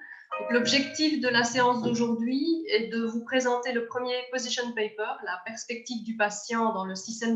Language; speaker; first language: French; native; French